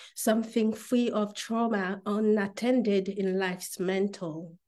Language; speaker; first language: English; non-native, fluent; Haitian Creole